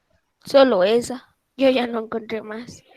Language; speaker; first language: Spanish; native; Spanish